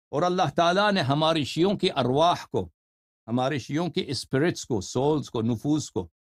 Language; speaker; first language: Urdu; native; Urdu